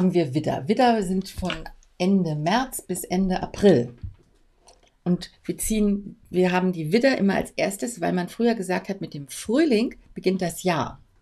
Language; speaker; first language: German; native; German